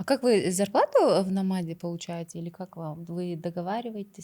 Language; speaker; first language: Russian; non-native, local second language; Kazakh